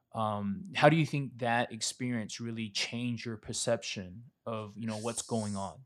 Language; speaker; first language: English; native; English